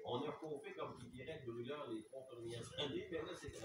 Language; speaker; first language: French; native; French